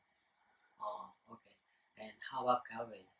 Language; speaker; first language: English; non-native, learner; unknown